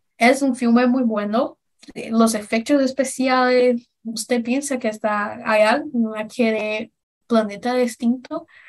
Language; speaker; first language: Spanish; non-native, learner; Portuguese